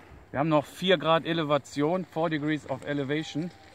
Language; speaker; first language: German; native; German